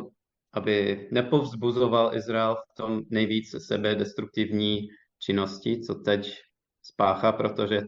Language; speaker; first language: Czech; non-native, fluent; English